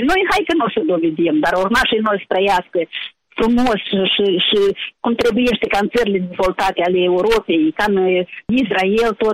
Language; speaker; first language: Romanian; native; Romanian